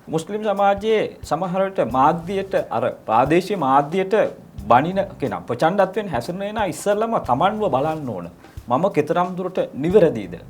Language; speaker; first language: Sinhala; non-native, local second language; Tamil